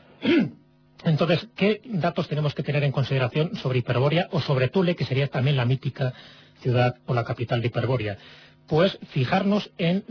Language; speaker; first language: Spanish; native; Spanish